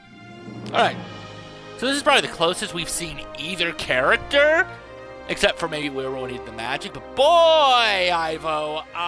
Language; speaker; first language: English; native; English